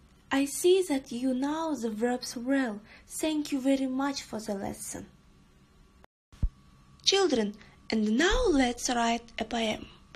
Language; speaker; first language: English; non-native, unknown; Kazakh